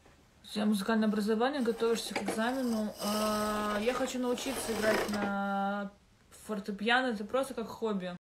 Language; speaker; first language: Russian; native; Russian